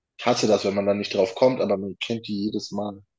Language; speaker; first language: German; native; German